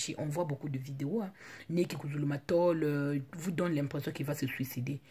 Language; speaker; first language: French; non-native, local second language; Lingala